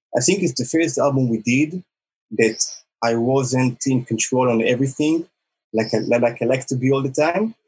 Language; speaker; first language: English; non-native, fluent; Hebrew